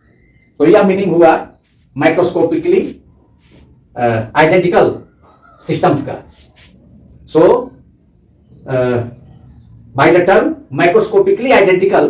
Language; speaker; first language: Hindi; native; Hindi